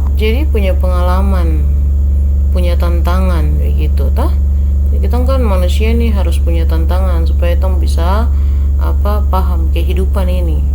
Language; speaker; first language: Indonesian; native; Indonesian